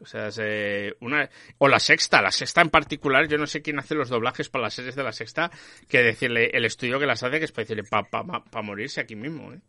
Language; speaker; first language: Spanish; native; Spanish